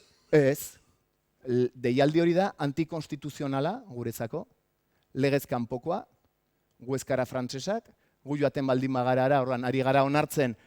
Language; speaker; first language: Basque; native; Basque